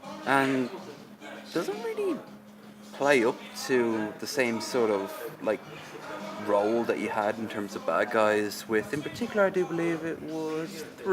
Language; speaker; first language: English; native; English